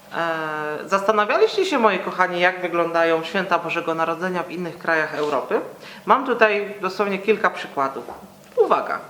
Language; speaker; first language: Polish; native; Polish